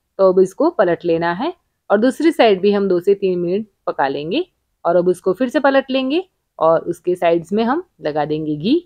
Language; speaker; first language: Hindi; non-native, local second language; Gujarati